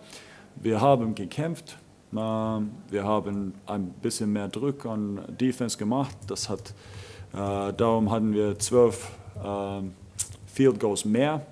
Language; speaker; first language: German; non-native, fluent; Finnish